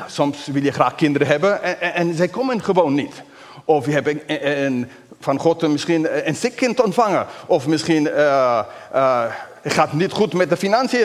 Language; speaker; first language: Dutch; non-native, fluent; English